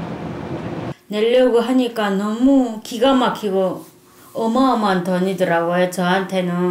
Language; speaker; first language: Korean; native; Korean